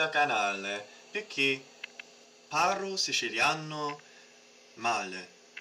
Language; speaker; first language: Italian; non-native, learner; English